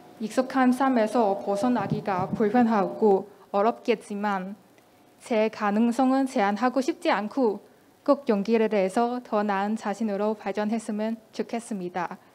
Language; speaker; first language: Korean; non-native, fluent; Cantonese